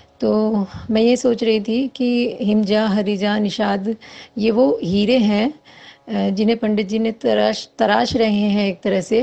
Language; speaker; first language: Hindi; native; Hindi